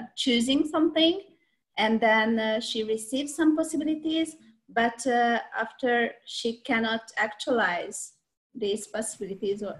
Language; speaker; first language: English; non-native, fluent; Hungarian